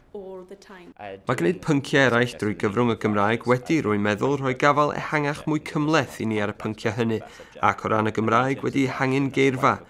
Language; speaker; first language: Welsh; non-native, local second language; English